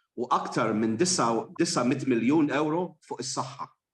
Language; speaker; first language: Arabic; non-native, fluent; English